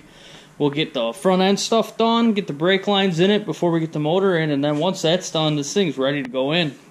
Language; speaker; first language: English; native; English